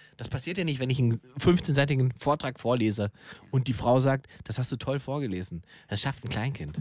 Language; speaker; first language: German; native; German